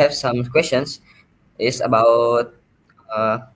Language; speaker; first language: English; non-native, learner; Indonesian